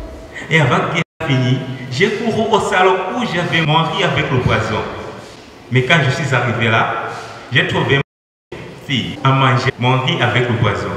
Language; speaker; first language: French; non-native, learner; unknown